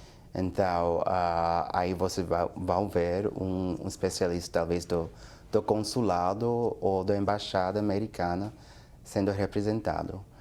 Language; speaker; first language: Portuguese; non-native, fluent; English